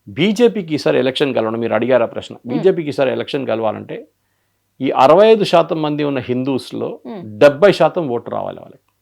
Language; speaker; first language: Telugu; non-native, local second language; Malayalam